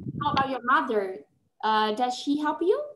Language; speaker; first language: English; non-native, fluent; Vietnamese